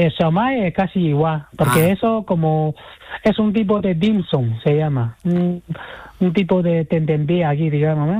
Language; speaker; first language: Spanish; non-native, fluent; Chinese